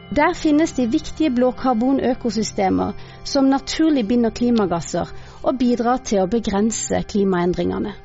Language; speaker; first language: Norwegian; native; Norwegian